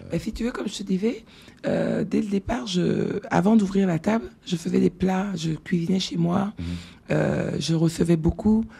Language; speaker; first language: French; native; French